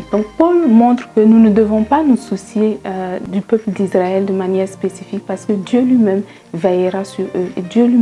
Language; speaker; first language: French; native; French